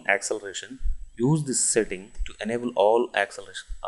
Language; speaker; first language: English; non-native, local second language; Telugu